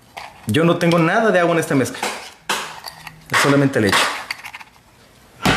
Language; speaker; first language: Spanish; native; Spanish